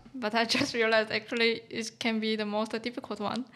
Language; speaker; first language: English; non-native, fluent; Chinese